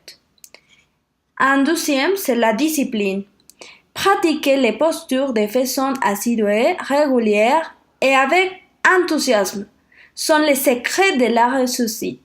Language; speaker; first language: French; non-native, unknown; Spanish